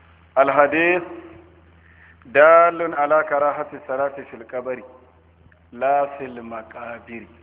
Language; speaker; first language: Arabic; non-native, fluent; Hausa